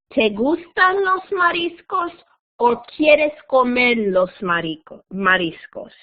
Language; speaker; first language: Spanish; non-native, fluent; English